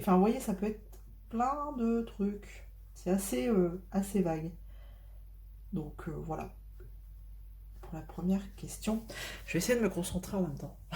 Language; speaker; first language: French; native; French